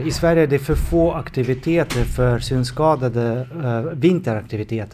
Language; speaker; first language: Swedish; non-native, fluent; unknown